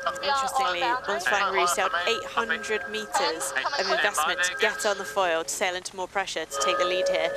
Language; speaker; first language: English; native; English